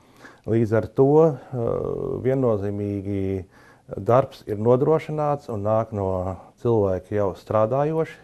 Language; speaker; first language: Latvian; native; Latvian